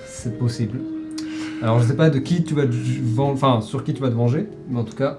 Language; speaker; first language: French; native; French